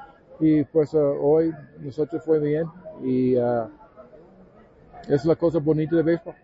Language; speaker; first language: Spanish; non-native, learner; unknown